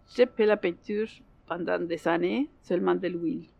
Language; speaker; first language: French; non-native, learner; Spanish